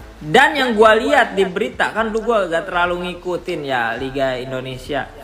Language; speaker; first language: Indonesian; native; Indonesian